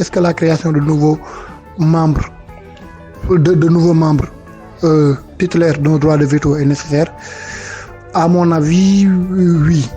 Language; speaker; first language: French; non-native, local second language; Wolof